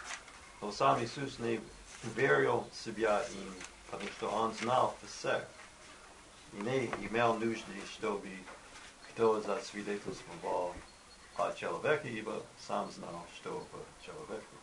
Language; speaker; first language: Russian; non-native, learner; English